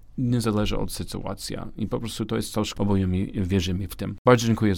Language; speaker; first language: Polish; non-native, learner; English